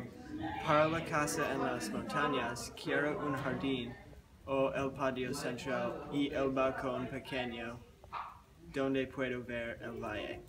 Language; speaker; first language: Spanish; non-native, learner; English